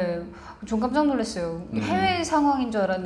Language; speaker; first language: Korean; native; Korean